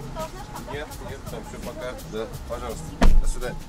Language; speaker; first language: Russian; non-native, local second language; Kyrgyz